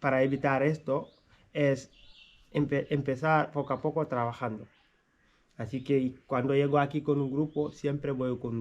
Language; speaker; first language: Spanish; non-native, fluent; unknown